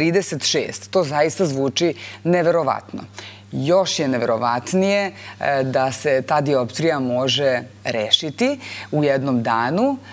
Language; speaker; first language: Bosnian; native; Bosnian